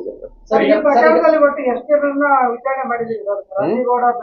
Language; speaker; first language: Kannada; native; Kannada